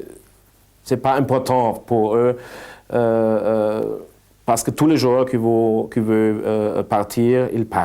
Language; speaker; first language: French; non-native, fluent; German